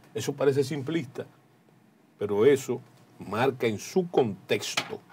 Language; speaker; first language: Spanish; native; Spanish